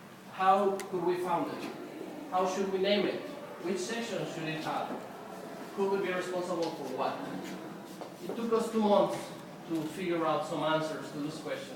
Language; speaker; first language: English; non-native, fluent; Spanish